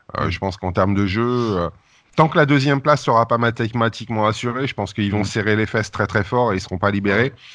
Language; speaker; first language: French; native; French